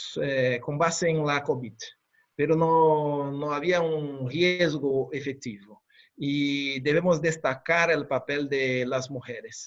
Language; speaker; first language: Spanish; non-native, fluent; Portuguese